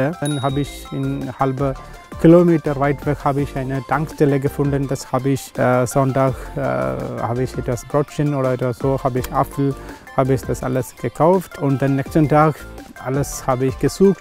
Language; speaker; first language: German; non-native, learner; Malayalam